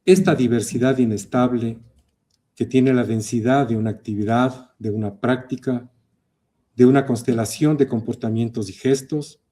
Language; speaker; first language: Spanish; native; Spanish